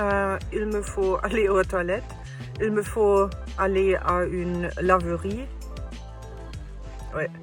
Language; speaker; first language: French; non-native, learner; German